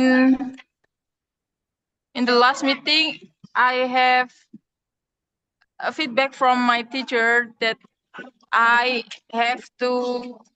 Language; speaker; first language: English; non-native, learner; Indonesian